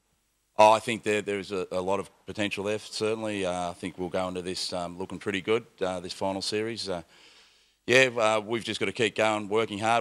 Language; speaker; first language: English; native; English